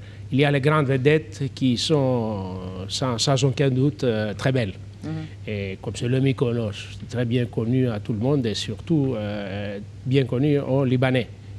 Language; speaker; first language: French; non-native, fluent; Greek